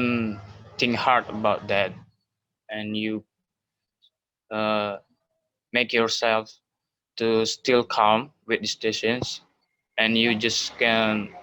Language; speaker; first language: English; non-native, learner; Indonesian